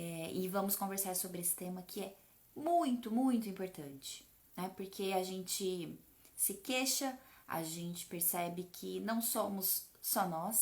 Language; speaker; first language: Portuguese; native; Portuguese